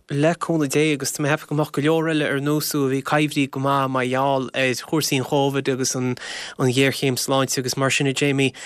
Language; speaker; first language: Irish; native; Irish